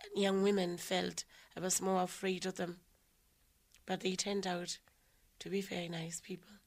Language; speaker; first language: English; non-native, local second language; Southern Sotho